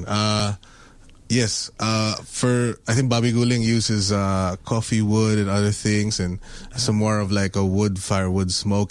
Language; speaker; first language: English; non-native, local second language; Filipino